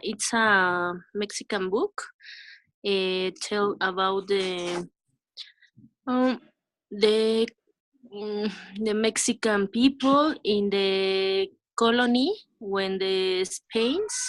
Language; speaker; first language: English; non-native, learner; Spanish